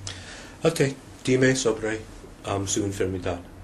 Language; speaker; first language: Spanish; non-native, learner; English